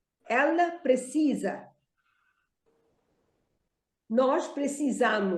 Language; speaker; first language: Portuguese; non-native, fluent; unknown